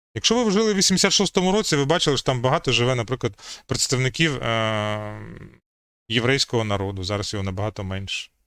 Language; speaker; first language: Ukrainian; native; Ukrainian